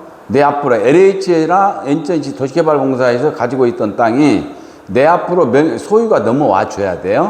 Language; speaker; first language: Korean; native; Korean